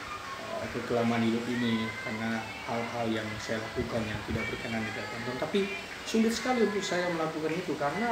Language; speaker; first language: Indonesian; native; Indonesian